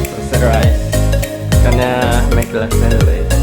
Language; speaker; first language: English; non-native, learner; Chinese